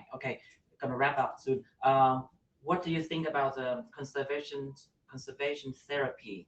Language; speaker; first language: English; non-native, learner; Thai